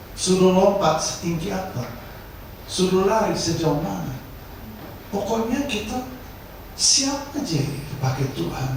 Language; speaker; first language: Indonesian; non-native, fluent; English